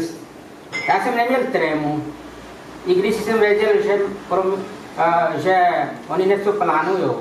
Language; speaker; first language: Czech; non-native, fluent; Ukrainian